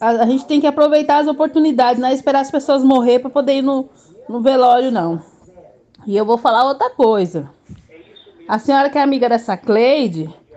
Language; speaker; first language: Portuguese; native; Portuguese